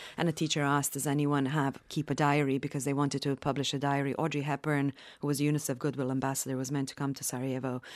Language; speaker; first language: English; non-native, fluent; Bosnian